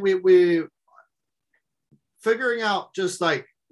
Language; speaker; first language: English; native; English